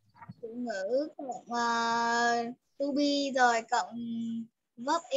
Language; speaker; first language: Vietnamese; native; Vietnamese